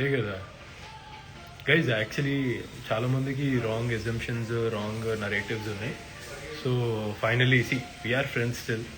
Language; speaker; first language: Telugu; native; Telugu